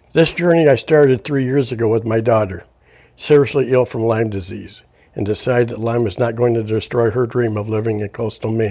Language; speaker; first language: English; native; English